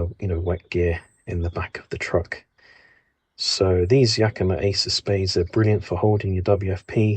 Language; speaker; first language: English; native; English